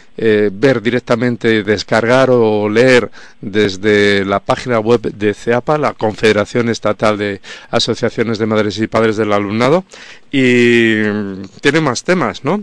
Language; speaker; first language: Spanish; native; Spanish